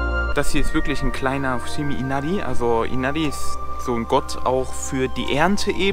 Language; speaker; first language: German; native; German